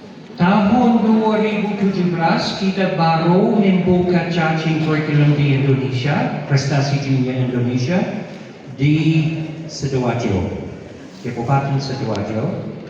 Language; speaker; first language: Indonesian; non-native, fluent; English